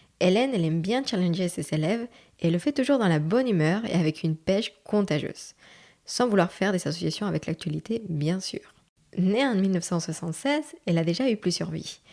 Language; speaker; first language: French; non-native, fluent; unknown